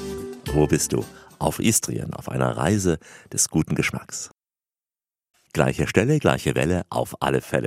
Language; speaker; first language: German; native; German